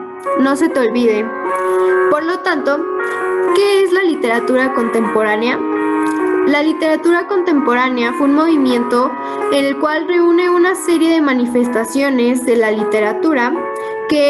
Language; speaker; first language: Spanish; native; Spanish